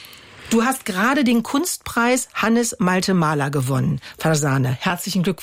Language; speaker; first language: German; native; German